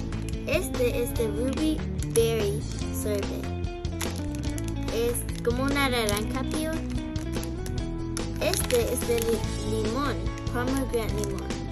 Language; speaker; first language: Spanish; early bilingual, heritage; Spanish